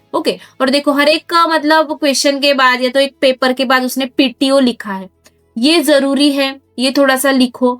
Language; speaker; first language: Hindi; non-native, local second language; Marathi